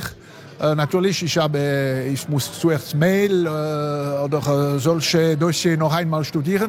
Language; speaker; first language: German; non-native, local second language; French